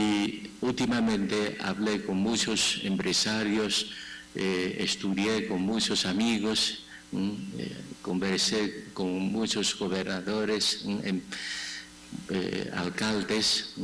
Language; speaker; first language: Spanish; non-native, fluent; Chinese